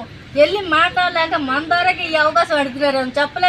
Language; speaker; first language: Telugu; native; Telugu